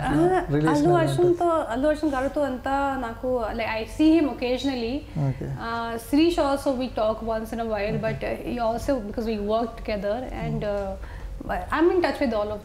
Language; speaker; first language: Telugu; non-native, local second language; Hindi